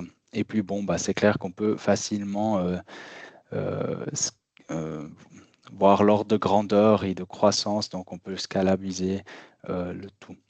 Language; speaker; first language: French; native; French